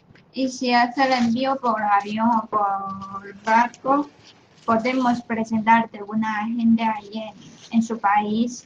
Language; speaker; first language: Spanish; non-native, fluent; Chinese